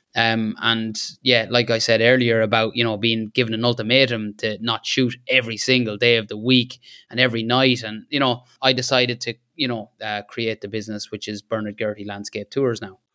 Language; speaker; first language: English; native; English